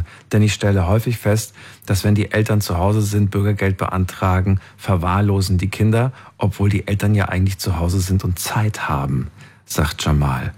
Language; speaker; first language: German; native; German